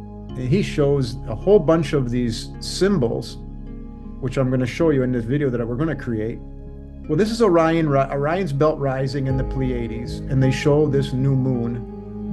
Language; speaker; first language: English; native; English